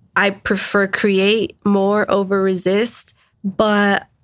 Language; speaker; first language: English; native; English